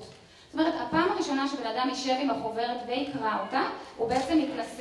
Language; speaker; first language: Hebrew; native; Hebrew